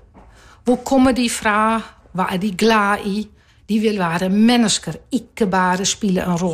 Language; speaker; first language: Norwegian; non-native, fluent; Dutch